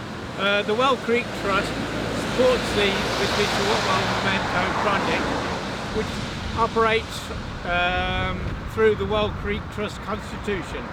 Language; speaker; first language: English; native; English